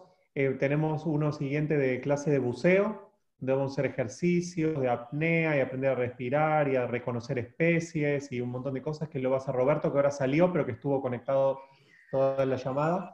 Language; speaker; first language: Spanish; native; Spanish